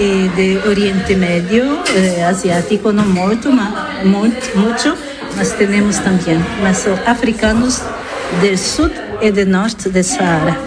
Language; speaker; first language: Spanish; non-native, learner; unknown